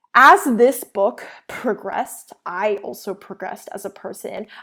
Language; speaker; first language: English; early bilingual, other home language; Chinese